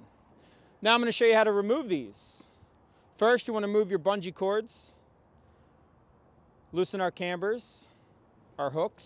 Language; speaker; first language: English; native; English